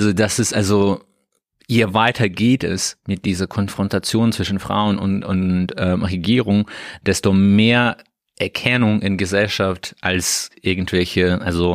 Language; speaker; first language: German; non-native, learner; Russian